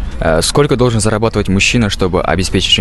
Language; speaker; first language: Russian; non-native, local second language; Kazakh